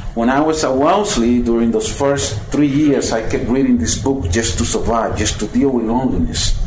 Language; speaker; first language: English; non-native, fluent; Spanish